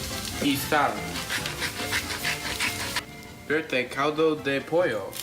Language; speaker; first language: Spanish; non-native, learner; English